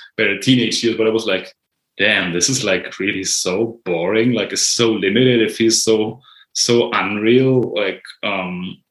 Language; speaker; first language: English; non-native, fluent; German